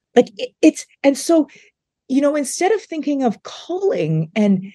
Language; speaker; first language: English; native; English